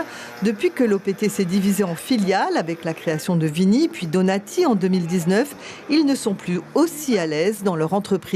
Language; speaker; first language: French; native; French